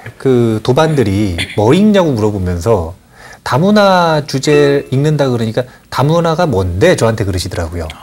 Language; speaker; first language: Korean; native; Korean